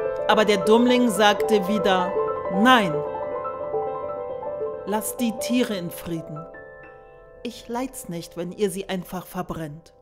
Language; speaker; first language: German; native; German